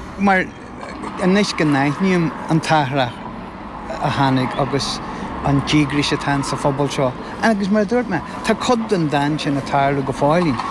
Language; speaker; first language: Irish; non-native, local second language; English